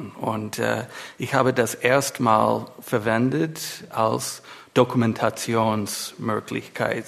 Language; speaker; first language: German; non-native, fluent; English